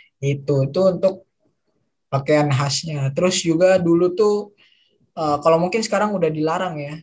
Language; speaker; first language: Indonesian; native; Indonesian